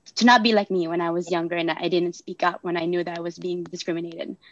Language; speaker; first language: English; non-native, local second language; Filipino